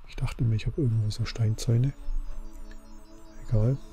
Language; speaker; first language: German; native; German